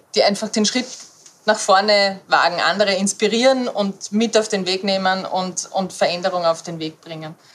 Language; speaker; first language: German; native; German